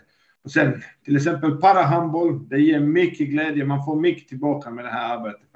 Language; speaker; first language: Swedish; non-native, fluent; Serbian